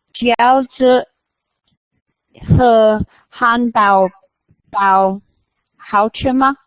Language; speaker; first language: Chinese; non-native, learner; English